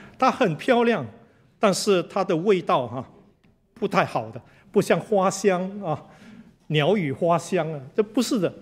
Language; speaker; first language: Chinese; native; Chinese